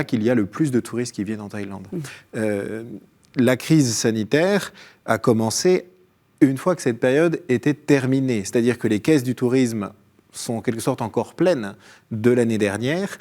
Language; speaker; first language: French; native; French